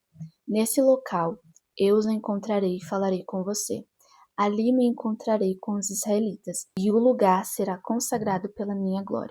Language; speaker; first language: Portuguese; native; Portuguese